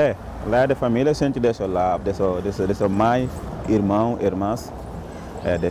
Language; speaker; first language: Portuguese; non-native, learner; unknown